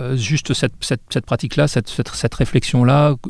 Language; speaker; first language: French; native; French